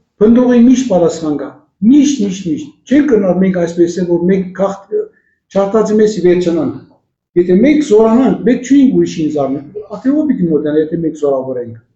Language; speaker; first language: Armenian; early bilingual, heritage; Armenian